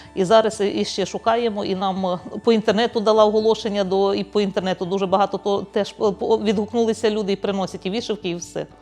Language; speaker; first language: Ukrainian; non-native, local second language; Czech